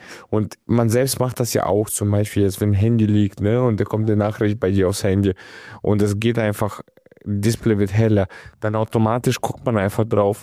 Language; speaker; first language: German; native; German